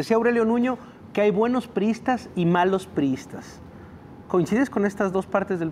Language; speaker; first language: Spanish; native; Spanish